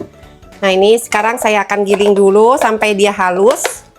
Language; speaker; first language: Indonesian; native; Indonesian